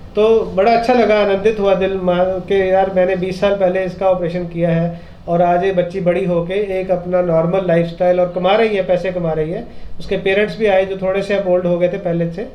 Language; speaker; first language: Hindi; non-native, local second language; Punjabi